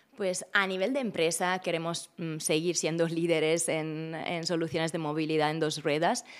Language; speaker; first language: Spanish; non-native, fluent; Italian